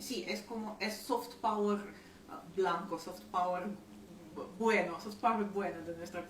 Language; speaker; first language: Spanish; non-native, fluent; Ukrainian